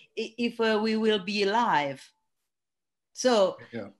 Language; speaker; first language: English; non-native, learner; Italian